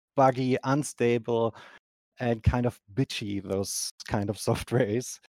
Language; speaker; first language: English; non-native, fluent; German